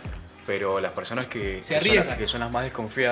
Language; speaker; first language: Spanish; native; Spanish